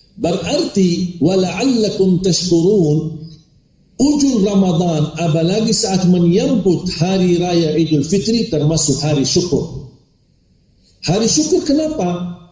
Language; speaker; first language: Malay; non-native, fluent; Arabic